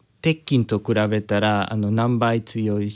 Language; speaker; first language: Japanese; non-native, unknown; Spanish